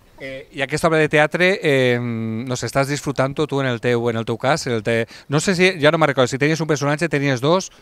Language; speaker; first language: Catalan; native; Catalan